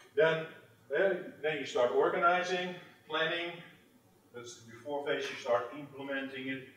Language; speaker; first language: English; non-native, fluent; Dutch